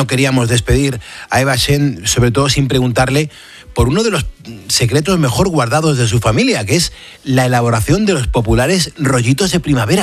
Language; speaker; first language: Spanish; native; Spanish